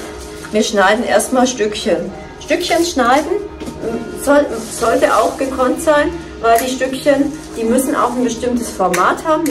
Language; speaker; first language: German; native; German